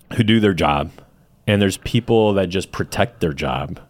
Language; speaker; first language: English; native; English